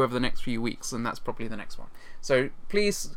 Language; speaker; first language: English; native; English